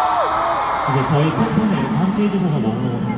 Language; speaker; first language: Korean; native; Korean